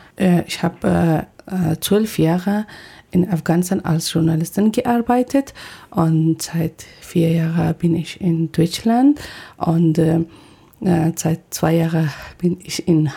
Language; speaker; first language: German; non-native, learner; Persian